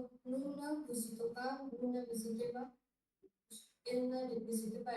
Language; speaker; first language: French; non-native, learner; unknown